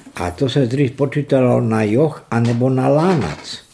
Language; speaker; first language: Czech; early bilingual, heritage; Serbian